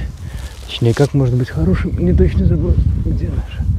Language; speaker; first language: Russian; native; Russian